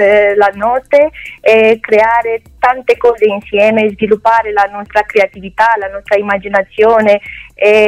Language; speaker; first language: Italian; non-native, learner; Romanian